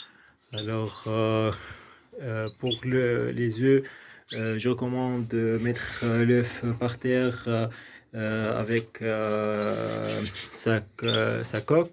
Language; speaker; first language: French; non-native, local second language; Arabic